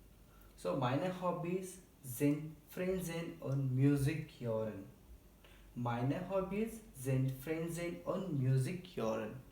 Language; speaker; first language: German; non-native, learner; Hindi